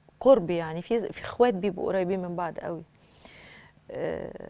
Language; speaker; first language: Arabic; native; Arabic